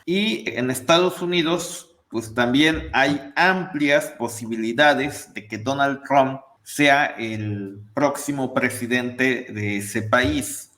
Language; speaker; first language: Spanish; native; Spanish